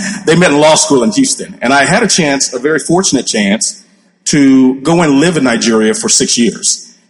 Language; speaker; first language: English; native; English